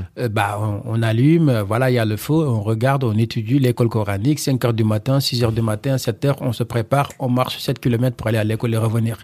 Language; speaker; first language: French; non-native, local second language; Wolof